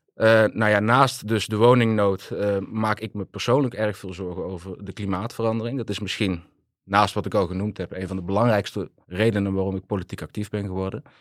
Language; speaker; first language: Dutch; native; Dutch